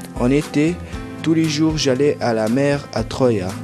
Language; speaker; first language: French; early bilingual, other home language; Portuguese